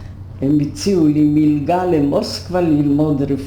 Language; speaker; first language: Hebrew; non-native, fluent; Polish